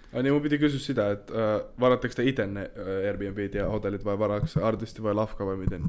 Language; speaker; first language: Finnish; native; Finnish